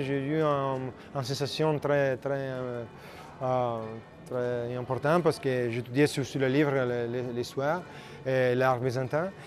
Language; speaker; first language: French; non-native, learner; Italian